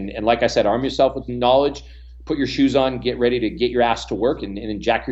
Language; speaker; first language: English; native; English